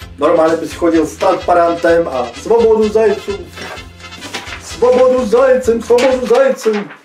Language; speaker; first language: Czech; non-native, fluent; Russian